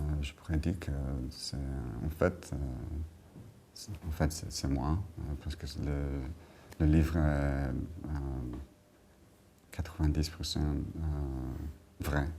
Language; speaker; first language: French; non-native, fluent; Bulgarian